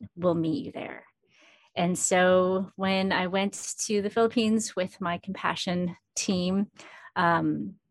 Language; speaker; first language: English; early bilingual, other home language; Filipino